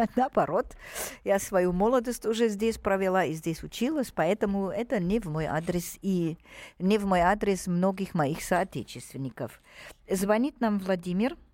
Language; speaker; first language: Russian; non-native, fluent; German